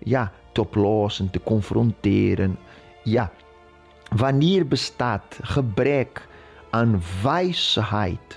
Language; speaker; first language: Dutch; non-native, fluent; Portuguese